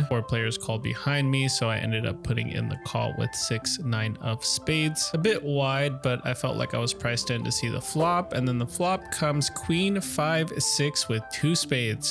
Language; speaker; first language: English; native; English